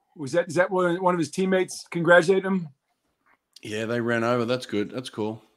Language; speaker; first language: English; native; English